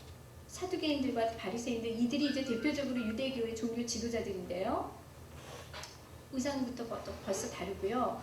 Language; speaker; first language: Korean; native; Korean